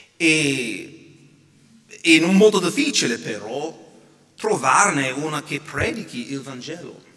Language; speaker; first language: Italian; non-native, fluent; English